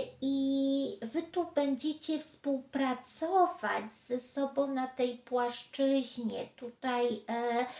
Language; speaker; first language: Polish; native; Polish